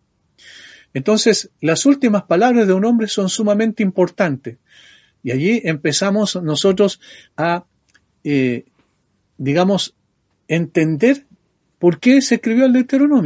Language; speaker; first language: Spanish; native; Spanish